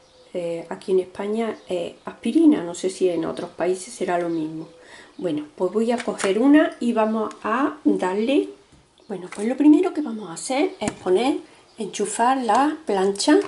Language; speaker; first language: Spanish; native; Spanish